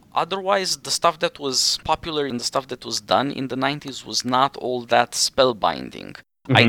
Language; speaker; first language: English; non-native, fluent; Romanian